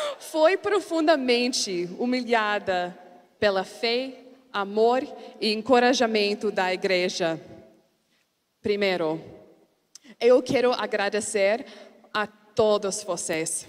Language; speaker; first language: Portuguese; non-native, learner; English